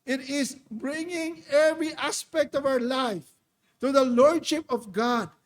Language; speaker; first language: English; non-native, local second language; Filipino